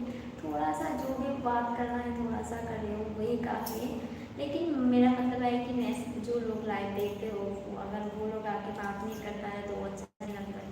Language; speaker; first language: Hindi; non-native, local second language; Bangla